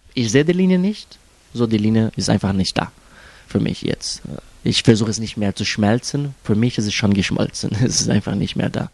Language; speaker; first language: German; non-native, fluent; Portuguese